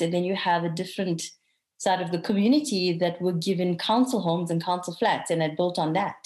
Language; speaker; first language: English; native; English